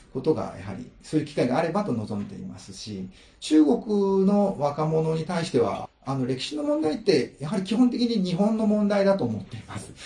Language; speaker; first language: Japanese; native; Japanese